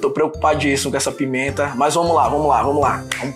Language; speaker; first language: Portuguese; native; Portuguese